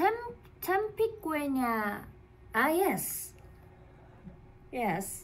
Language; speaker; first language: English; non-native, learner; Korean